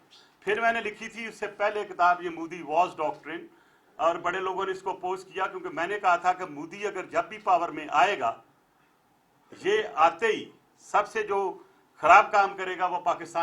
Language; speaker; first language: Urdu; native; Urdu